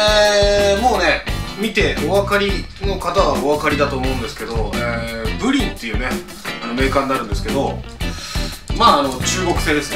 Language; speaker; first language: Japanese; native; Japanese